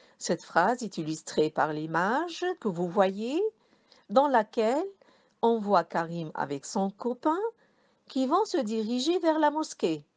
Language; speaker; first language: French; non-native, local second language; Arabic